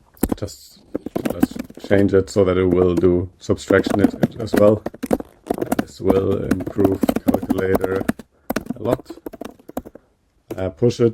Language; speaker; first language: English; non-native, fluent; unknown